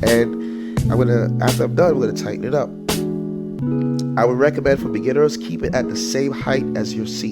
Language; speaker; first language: English; native; English